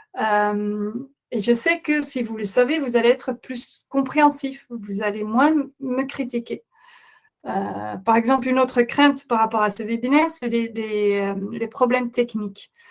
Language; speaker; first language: French; non-native, fluent; Dutch